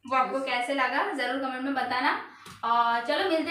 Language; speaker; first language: Hindi; non-native, local second language; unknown